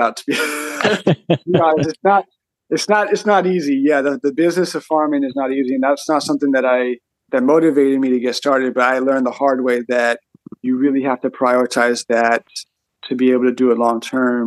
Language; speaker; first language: English; native; English